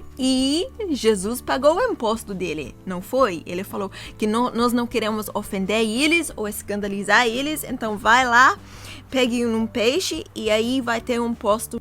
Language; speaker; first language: Portuguese; non-native, fluent; English